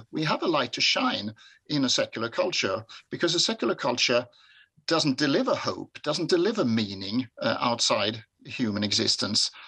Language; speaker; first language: English; non-native, fluent; Swedish